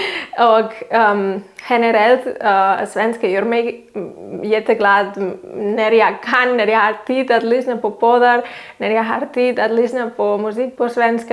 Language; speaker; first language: Swedish; non-native, fluent; Catalan